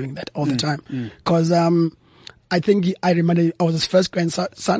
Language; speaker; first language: English; non-native, local second language; Xhosa